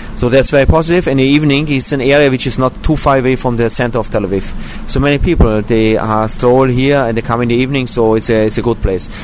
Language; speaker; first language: English; non-native, fluent; German